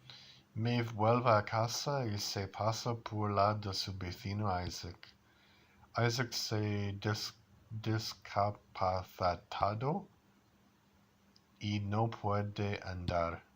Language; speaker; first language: Spanish; non-native, learner; English